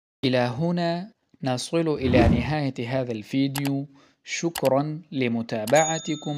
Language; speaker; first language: Arabic; non-native, fluent; Urdu